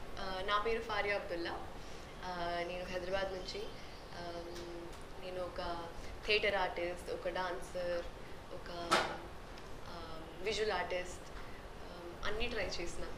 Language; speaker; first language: Telugu; non-native, local second language; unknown